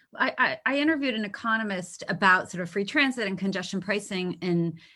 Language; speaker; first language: English; native; English